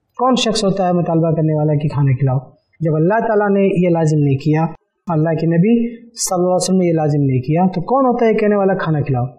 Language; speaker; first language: Hindi; native; Hindi